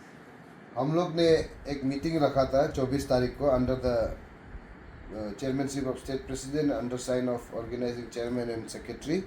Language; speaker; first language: Hindi; non-native, local second language; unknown